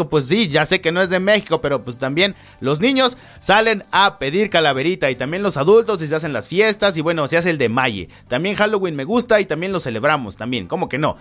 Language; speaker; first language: Spanish; native; Spanish